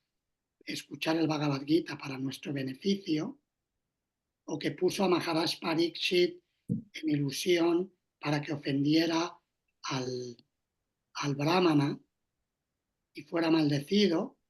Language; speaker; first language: Spanish; native; Spanish